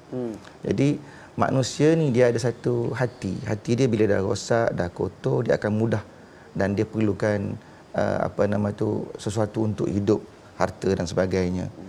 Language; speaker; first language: Malay; native; Malay